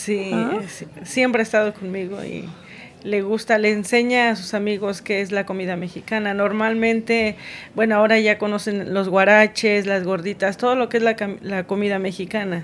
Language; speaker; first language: Spanish; native; Spanish